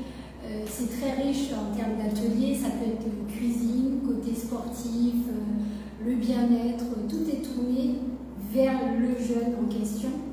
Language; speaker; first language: French; native; French